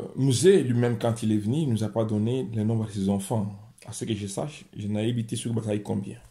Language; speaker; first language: French; non-native, local second language; Lingala